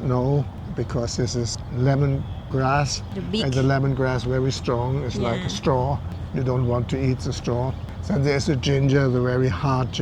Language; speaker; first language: English; non-native, fluent; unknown